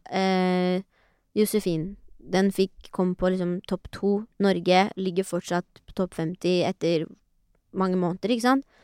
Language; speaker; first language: Norwegian; native; Norwegian